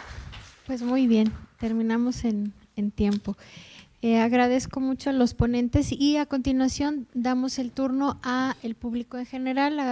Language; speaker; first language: Spanish; native; Spanish